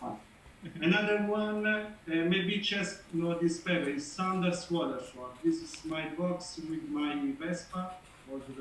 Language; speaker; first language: English; non-native, learner; Italian